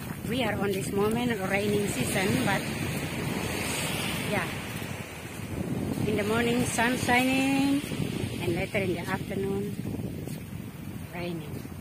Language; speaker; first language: English; non-native, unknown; Indonesian